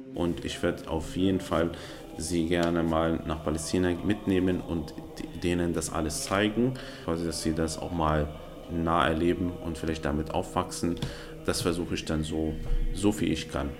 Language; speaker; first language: German; early bilingual, other home language; Arabic